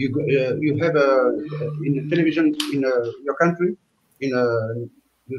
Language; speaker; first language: English; non-native, learner; French